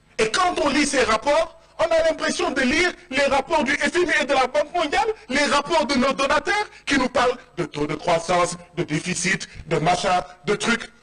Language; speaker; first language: French; non-native, local second language; Wolof